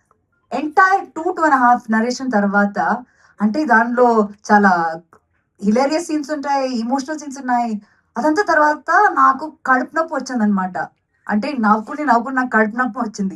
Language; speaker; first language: Telugu; non-native, fluent; Malayalam